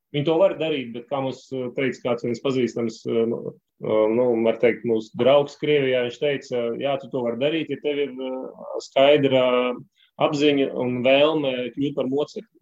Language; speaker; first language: Latvian; native; Latvian